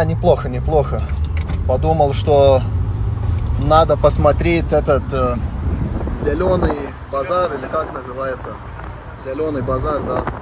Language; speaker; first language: Russian; non-native, learner; Lithuanian